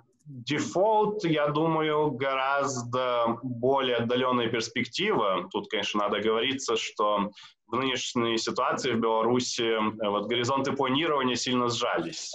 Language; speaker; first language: Russian; native; Russian